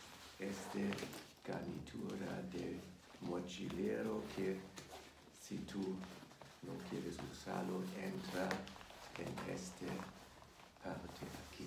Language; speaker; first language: Spanish; non-native, fluent; German